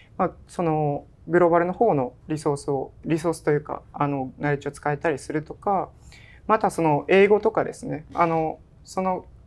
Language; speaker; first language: Japanese; native; Japanese